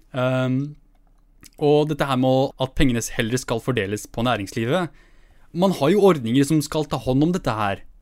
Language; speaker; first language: Norwegian; early bilingual, other home language; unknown